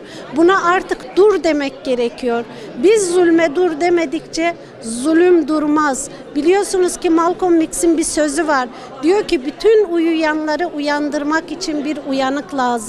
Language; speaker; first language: Turkish; native; Turkish